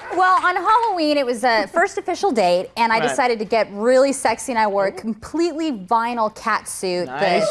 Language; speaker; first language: English; native; English